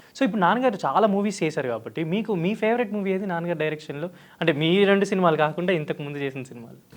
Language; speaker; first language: Telugu; native; Telugu